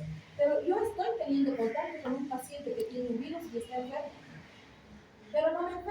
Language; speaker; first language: Spanish; native; Spanish